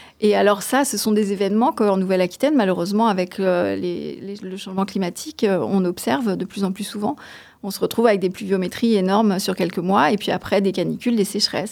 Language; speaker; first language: French; native; French